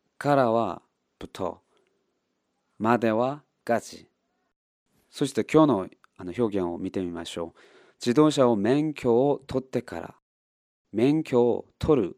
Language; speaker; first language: Japanese; non-native, fluent; Korean